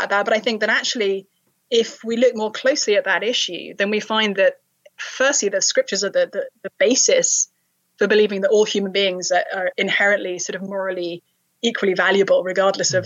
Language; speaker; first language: English; native; English